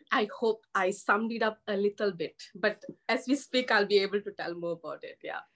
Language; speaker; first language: English; non-native, local second language; Telugu